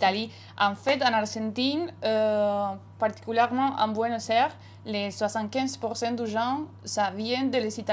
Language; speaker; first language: French; non-native, fluent; Spanish